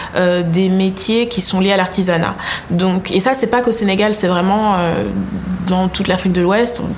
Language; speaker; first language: French; native; French